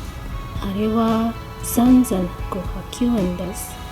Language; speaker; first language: Japanese; non-native, learner; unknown